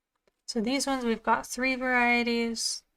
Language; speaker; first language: English; native; English